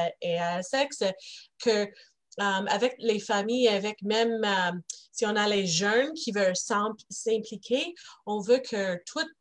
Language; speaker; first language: French; non-native, local second language; English